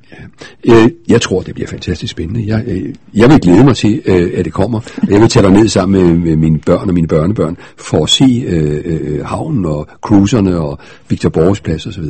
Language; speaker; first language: Danish; native; Danish